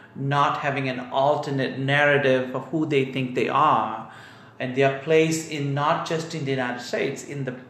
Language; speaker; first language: English; non-native, local second language; Tamil